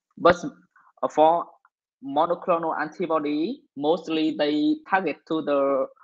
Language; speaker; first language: English; non-native, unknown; Vietnamese